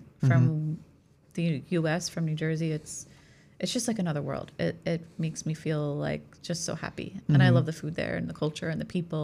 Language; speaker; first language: English; native; English